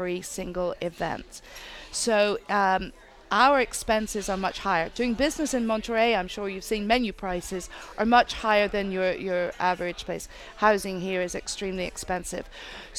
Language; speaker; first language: English; native; English